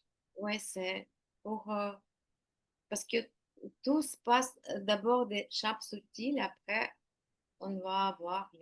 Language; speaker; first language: French; non-native, learner; Ukrainian